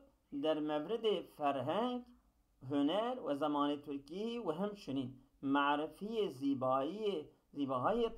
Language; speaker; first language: Persian; non-native, fluent; Kurdish